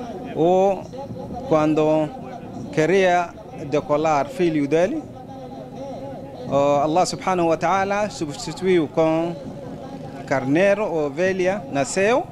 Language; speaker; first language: Portuguese; non-native, local second language; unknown